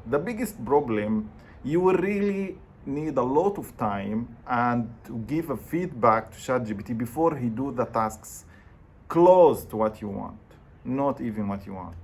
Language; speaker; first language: English; non-native, fluent; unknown